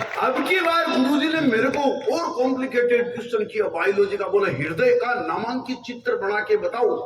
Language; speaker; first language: Hindi; native; Hindi